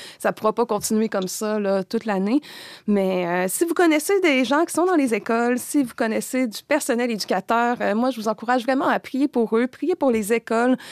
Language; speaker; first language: French; native; French